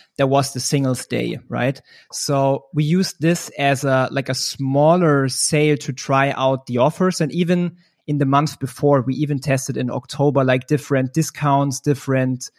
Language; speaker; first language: English; non-native, fluent; German